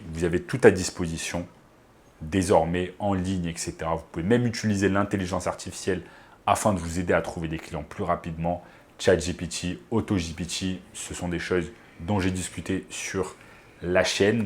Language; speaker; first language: French; native; French